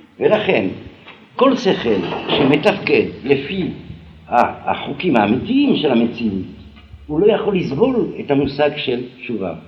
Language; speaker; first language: Hebrew; non-native, fluent; French